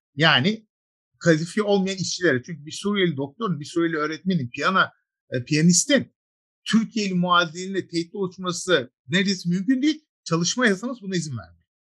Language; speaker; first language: Turkish; native; Turkish